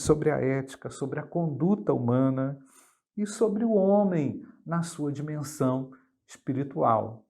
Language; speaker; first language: Portuguese; native; Portuguese